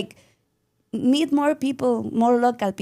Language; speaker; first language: English; non-native, learner; Spanish